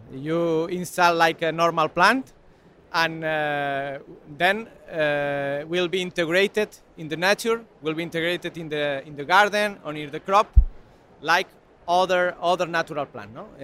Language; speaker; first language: English; non-native, learner; Spanish